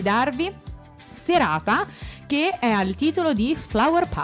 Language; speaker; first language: Italian; native; Italian